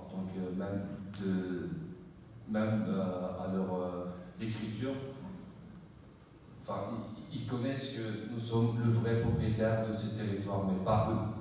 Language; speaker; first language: French; non-native, fluent; Uyghur